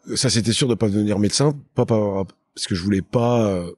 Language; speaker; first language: French; native; French